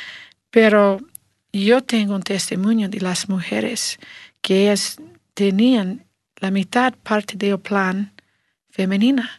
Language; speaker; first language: Spanish; non-native, learner; English